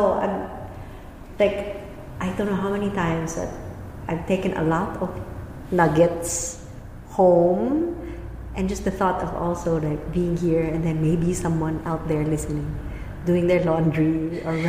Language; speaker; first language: English; native; English